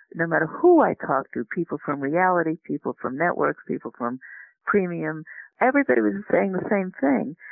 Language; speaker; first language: English; native; English